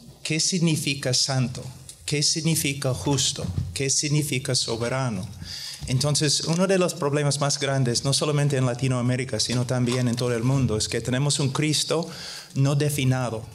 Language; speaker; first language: Spanish; non-native, fluent; English